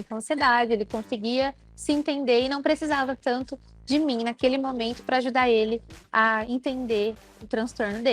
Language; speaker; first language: Portuguese; native; Portuguese